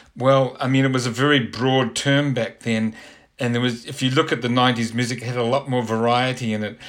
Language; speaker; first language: English; native; English